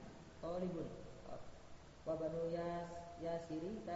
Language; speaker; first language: Arabic; non-native, learner; Indonesian